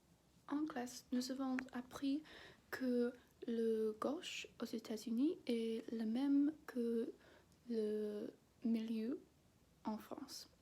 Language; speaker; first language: French; non-native, learner; English